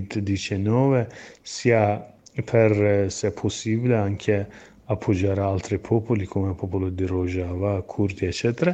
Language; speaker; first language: Italian; non-native, learner; Kurdish